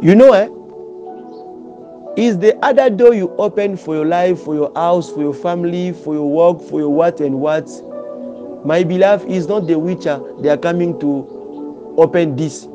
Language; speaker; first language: English; non-native, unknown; Lingala